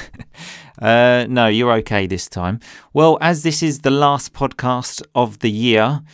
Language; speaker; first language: English; native; English